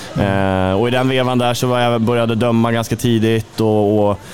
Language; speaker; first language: Swedish; native; Swedish